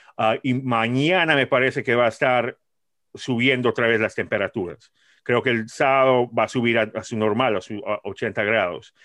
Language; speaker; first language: Spanish; early bilingual, heritage; Spanish